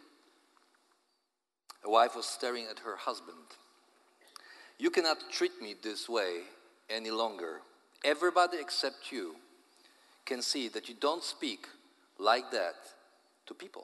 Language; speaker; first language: English; non-native, fluent; Polish